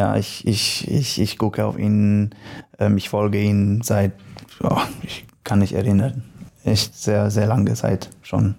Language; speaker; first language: German; non-native, learner; Polish